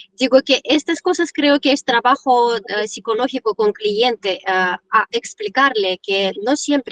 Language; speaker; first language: Spanish; non-native, learner; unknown